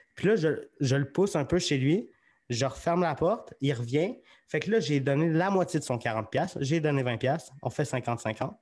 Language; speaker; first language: French; native; French